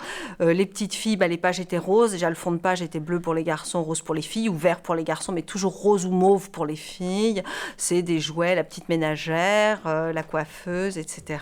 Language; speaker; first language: French; native; French